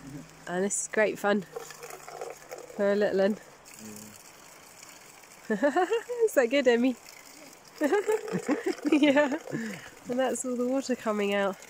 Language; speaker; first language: English; native; English